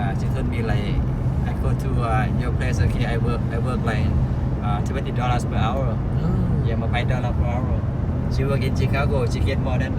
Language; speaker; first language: English; non-native, learner; Thai